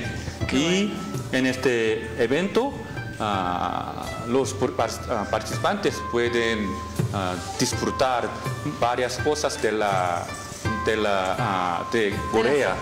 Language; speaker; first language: Spanish; non-native, learner; Korean